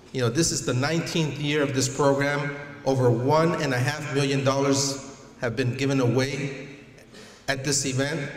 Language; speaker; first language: English; early bilingual, other home language; Spanish